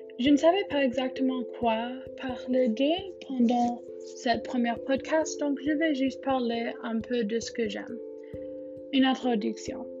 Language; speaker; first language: French; non-native, learner; English